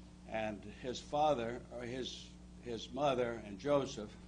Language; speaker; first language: English; native; English